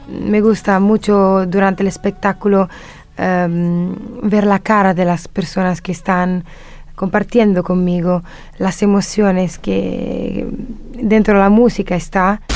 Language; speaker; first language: Spanish; non-native, fluent; Italian